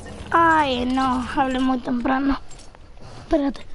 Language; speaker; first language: Spanish; early bilingual, heritage; Spanish